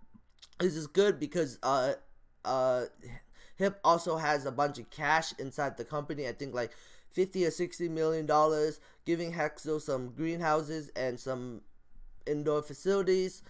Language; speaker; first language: English; native; English